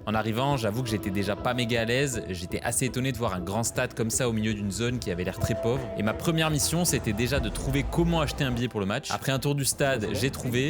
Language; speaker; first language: French; native; French